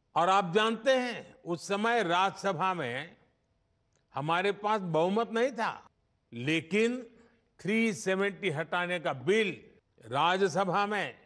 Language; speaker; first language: Hindi; non-native, local second language; Gujarati